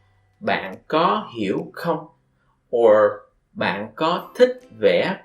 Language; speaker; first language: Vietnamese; non-native, fluent; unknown